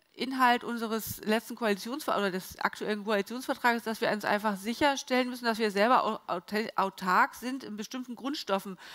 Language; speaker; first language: German; native; German